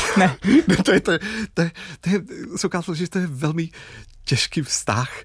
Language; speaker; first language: Czech; non-native, fluent; English